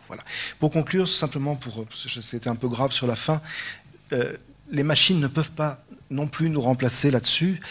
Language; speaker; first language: French; native; French